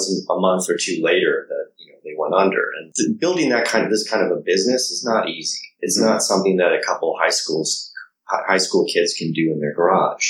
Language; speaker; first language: English; native; English